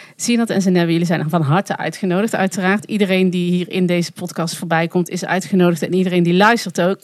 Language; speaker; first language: Dutch; native; Dutch